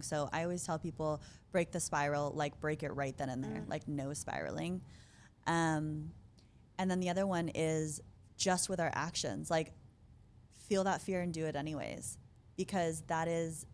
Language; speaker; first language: English; native; English